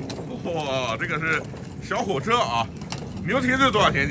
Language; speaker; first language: Chinese; native; Chinese